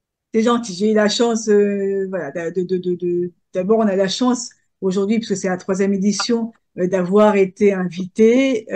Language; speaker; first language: French; native; French